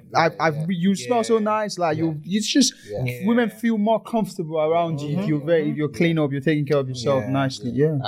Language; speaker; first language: English; non-native, local second language; Yoruba